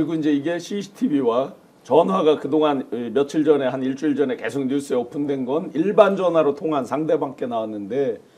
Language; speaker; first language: Korean; native; Korean